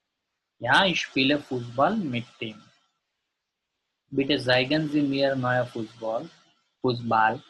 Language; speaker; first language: German; non-native, learner; Gujarati